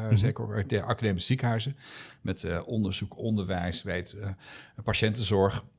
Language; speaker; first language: Dutch; native; Dutch